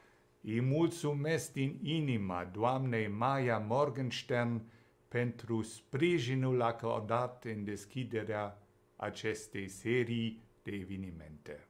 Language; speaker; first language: Romanian; non-native, fluent; German